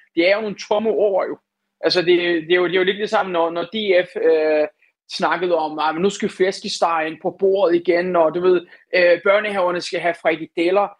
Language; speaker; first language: Danish; early bilingual, other home language; Turkish